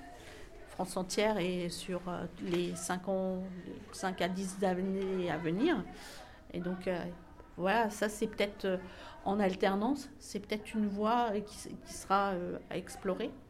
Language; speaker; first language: French; native; French